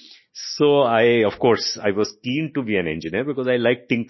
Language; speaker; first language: English; non-native, local second language; Hindi